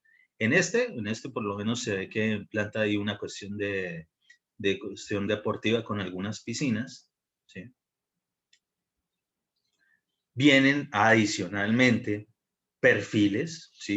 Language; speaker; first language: Spanish; native; Spanish